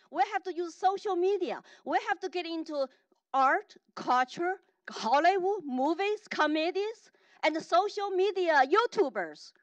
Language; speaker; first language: English; non-native, fluent; Chinese